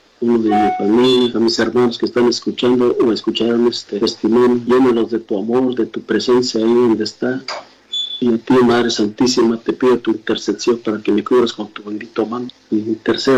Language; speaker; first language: Spanish; native; Spanish